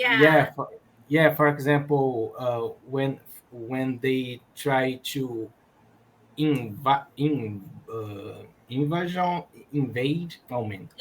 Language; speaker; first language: English; non-native, learner; Portuguese